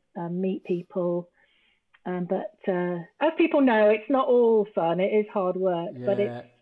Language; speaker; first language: English; native; English